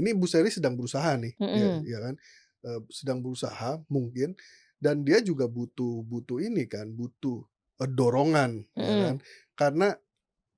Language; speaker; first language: Indonesian; native; Indonesian